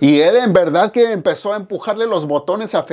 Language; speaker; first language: Spanish; native; Spanish